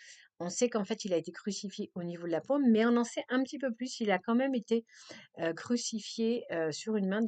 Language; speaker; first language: French; native; French